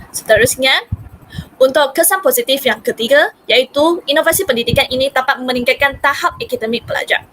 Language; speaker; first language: Malay; non-native, local second language; Hakka Chinese